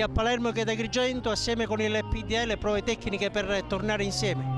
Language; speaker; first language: Italian; native; Italian